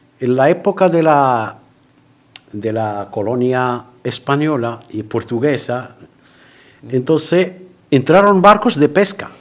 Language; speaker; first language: Spanish; non-native, fluent; Arabic